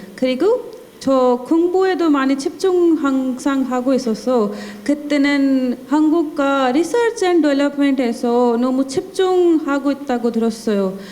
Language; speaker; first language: Korean; non-native, learner; Hindi